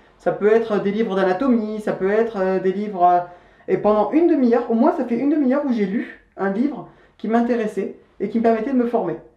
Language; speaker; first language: French; native; French